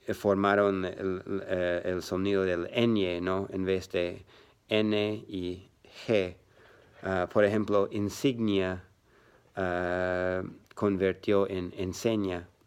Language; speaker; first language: Spanish; non-native, learner; English